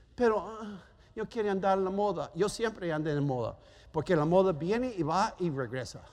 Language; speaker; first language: Spanish; non-native, fluent; German